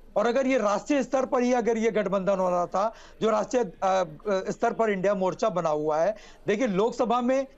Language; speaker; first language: Hindi; native; Hindi